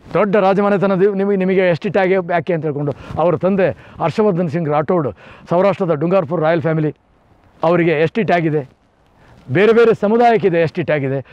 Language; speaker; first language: Kannada; non-native, local second language; Kodava